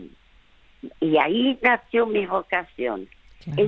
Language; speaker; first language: Spanish; early bilingual, other home language; French